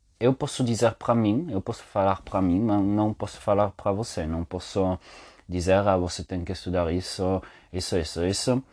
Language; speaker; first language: Portuguese; non-native, learner; Spanish